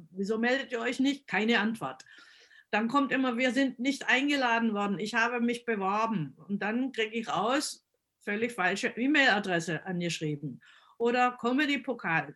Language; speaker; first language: German; early bilingual, other home language; Italian